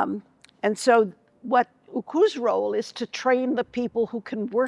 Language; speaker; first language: English; early bilingual, other home language; Ukrainian